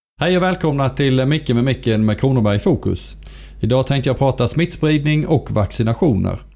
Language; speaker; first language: Swedish; native; Swedish